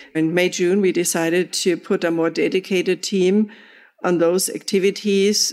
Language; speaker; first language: English; non-native, fluent; German